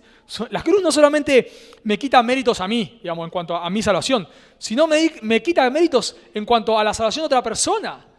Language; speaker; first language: Spanish; native; Spanish